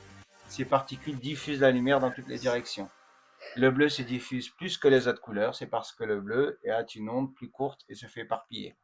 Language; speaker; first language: French; native; French